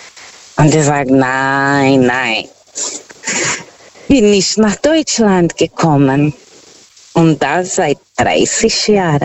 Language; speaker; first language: German; non-native, fluent; Portuguese